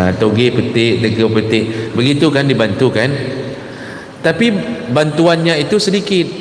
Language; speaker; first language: Malay; non-native, local second language; Achinese